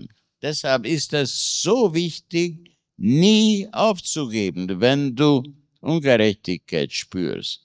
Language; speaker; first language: German; non-native, fluent; Hungarian